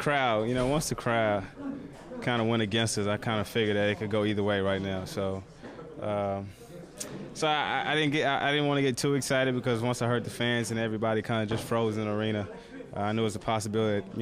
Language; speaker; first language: English; native; English